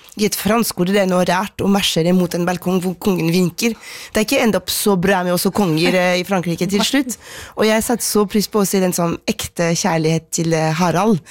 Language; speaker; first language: Norwegian; non-native, fluent; French